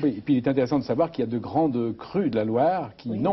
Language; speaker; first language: French; native; French